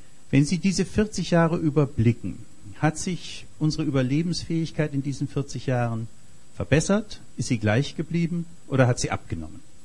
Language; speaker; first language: German; native; German